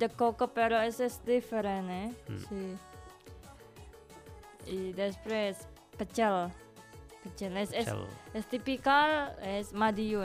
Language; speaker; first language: Catalan; non-native, learner; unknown